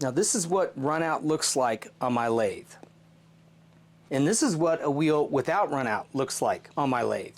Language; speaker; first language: English; native; English